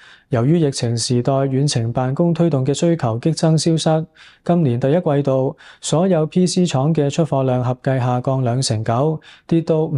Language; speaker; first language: Cantonese; native; Cantonese